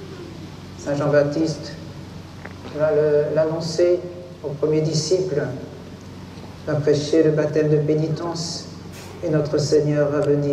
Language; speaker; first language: French; native; French